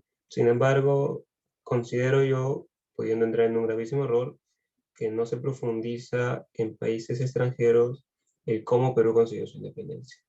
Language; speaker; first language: Spanish; native; Spanish